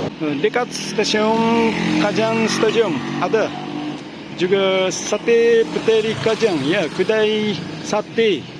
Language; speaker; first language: Malay; non-native, learner; Japanese